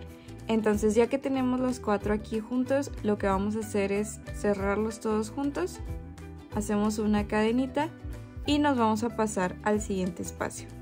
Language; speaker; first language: Spanish; native; Spanish